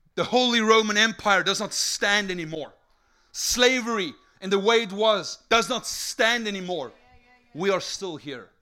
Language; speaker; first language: English; non-native, local second language; Afrikaans